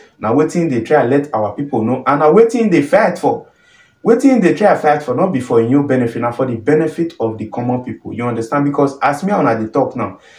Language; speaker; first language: Nigerian Pidgin; native; Nigerian Pidgin